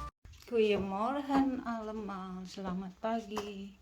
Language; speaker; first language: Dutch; non-native, learner; Indonesian